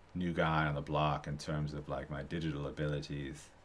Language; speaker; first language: English; native; English